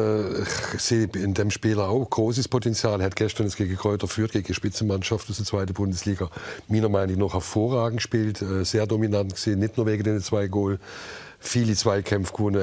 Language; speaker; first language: German; native; German